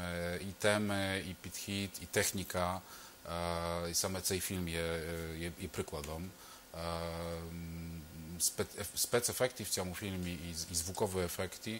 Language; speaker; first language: Ukrainian; non-native, fluent; Polish